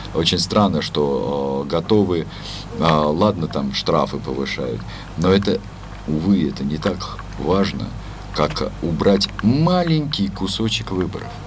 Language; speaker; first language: Russian; native; Russian